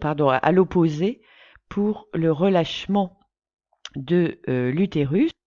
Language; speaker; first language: French; native; French